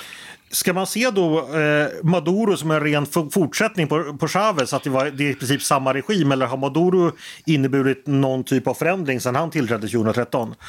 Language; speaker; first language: Swedish; native; Swedish